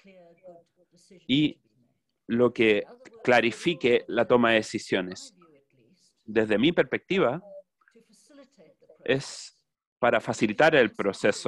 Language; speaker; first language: Spanish; non-native, fluent; English